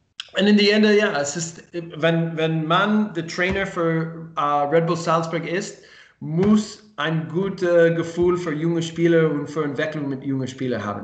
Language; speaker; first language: German; non-native, learner; English